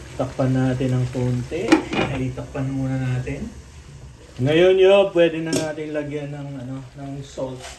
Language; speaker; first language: Filipino; non-native, local second language; Pampanga